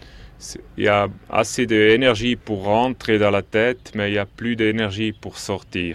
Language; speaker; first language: French; non-native, local second language; German